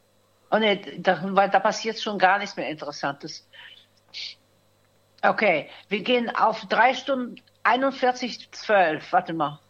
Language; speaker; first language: German; native; German